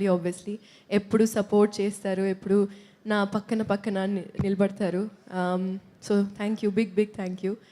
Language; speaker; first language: Telugu; non-native, local second language; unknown